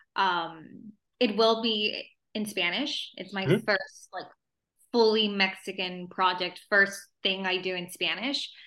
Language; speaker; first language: English; early bilingual, other home language; Spanish